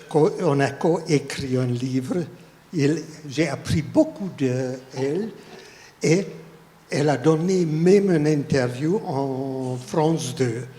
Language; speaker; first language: French; non-native, fluent; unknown